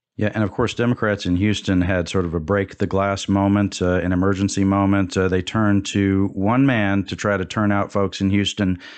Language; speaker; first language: English; native; English